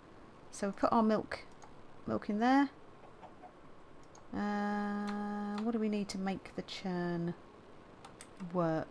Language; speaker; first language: English; native; English